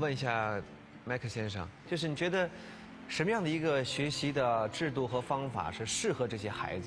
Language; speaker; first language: Chinese; native; Chinese